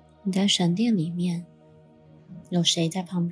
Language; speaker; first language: Chinese; native; Chinese